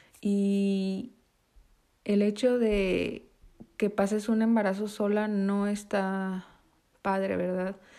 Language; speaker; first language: Spanish; native; Spanish